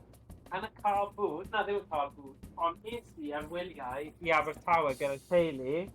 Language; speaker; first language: Welsh; native; Welsh